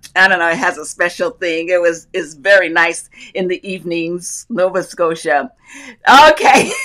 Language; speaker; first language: English; native; English